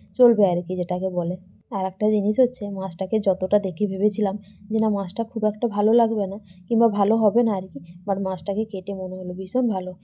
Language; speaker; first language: Bangla; non-native, local second language; Santali